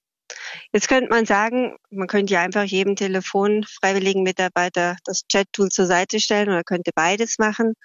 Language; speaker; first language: German; native; German